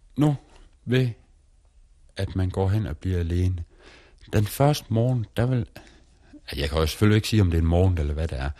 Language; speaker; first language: Danish; native; Danish